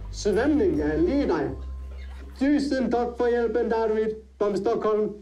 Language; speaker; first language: Swedish; non-native, learner; Danish